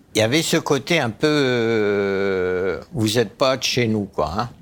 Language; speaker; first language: French; early bilingual, other home language; Arabic